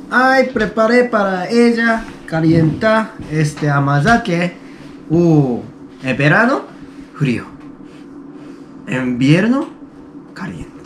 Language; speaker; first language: Spanish; non-native, learner; Japanese